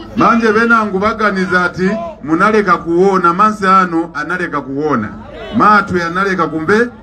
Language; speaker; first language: Nyanja; non-native, local second language; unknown